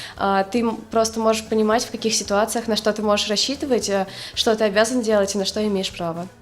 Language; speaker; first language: Russian; native; Russian